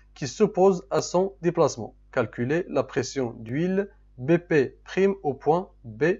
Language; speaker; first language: French; non-native, local second language; Arabic